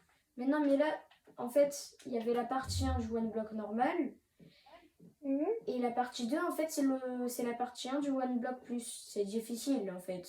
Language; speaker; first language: French; native; French